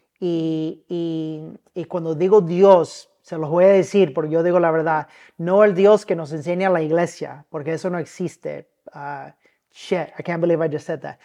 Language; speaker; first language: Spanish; early bilingual, heritage; Spanish